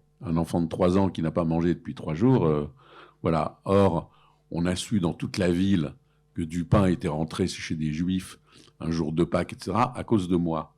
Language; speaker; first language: French; early bilingual, other home language; Arabic